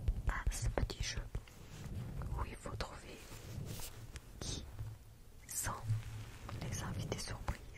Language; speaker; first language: French; non-native, fluent; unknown